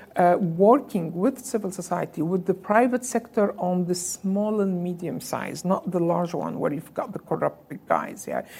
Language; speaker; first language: English; non-native, fluent; Arabic